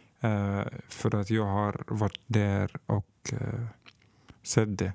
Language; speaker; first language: Swedish; non-native, fluent; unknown